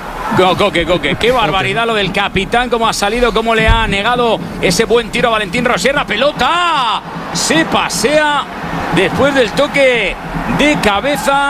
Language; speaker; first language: Spanish; native; Spanish